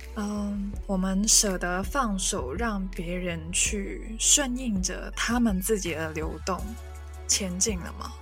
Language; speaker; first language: Chinese; non-native, local second language; Cantonese